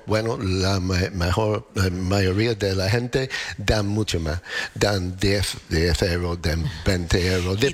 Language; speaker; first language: Spanish; non-native, fluent; English